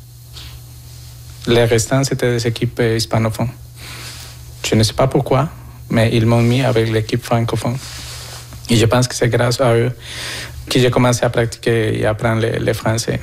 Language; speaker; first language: French; non-native, fluent; Spanish